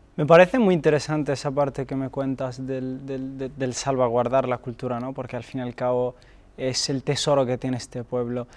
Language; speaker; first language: Spanish; native; Spanish